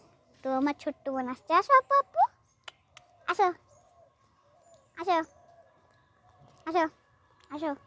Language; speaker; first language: Bangla; native; Bangla